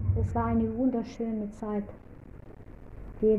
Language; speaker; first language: German; non-native, fluent; Russian